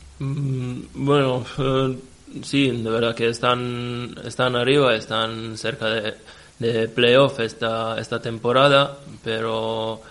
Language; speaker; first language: Spanish; non-native, fluent; Serbian